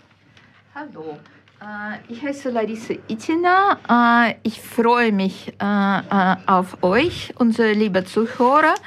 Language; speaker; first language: German; non-native, fluent; Ukrainian